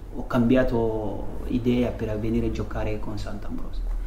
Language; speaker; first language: Italian; non-native, fluent; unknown